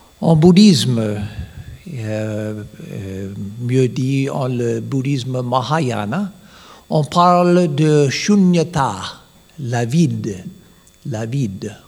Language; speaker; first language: French; non-native, fluent; English